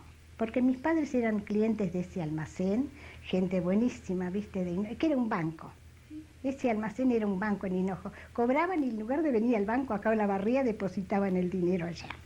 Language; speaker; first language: Spanish; native; Spanish